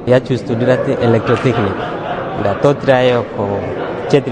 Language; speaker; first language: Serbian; non-native, learner; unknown